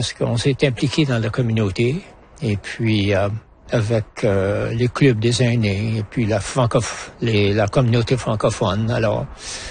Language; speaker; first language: French; native; French